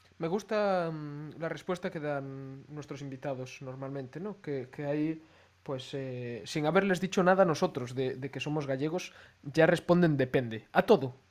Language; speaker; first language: Spanish; native; Spanish